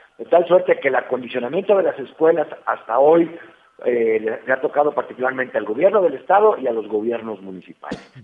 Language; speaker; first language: Spanish; native; Spanish